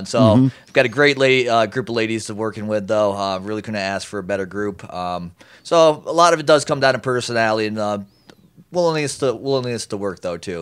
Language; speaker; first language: English; native; English